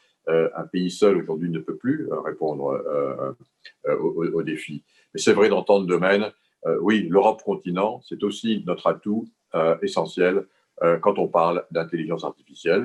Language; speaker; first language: French; native; French